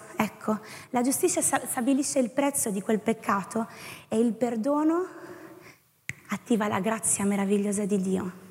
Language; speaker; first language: Italian; native; Italian